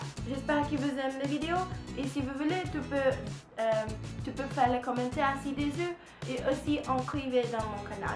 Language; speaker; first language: French; non-native, learner; Portuguese